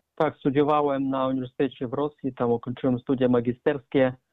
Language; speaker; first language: Polish; non-native, fluent; Russian